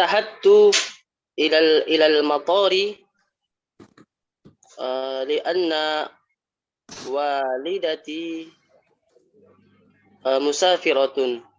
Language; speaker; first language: Arabic; non-native, learner; Indonesian